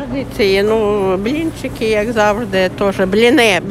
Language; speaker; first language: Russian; non-native, local second language; Ukrainian